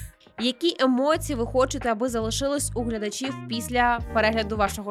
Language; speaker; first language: Ukrainian; native; Ukrainian